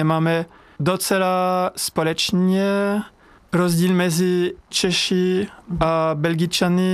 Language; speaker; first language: Czech; non-native, fluent; French